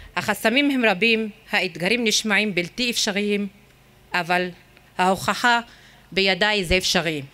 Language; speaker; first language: Hebrew; non-native, local second language; Arabic